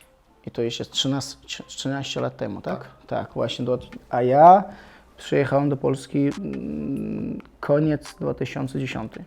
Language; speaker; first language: Polish; non-native, fluent; Chechen